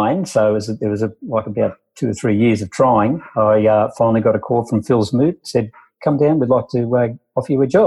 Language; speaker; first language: English; native; English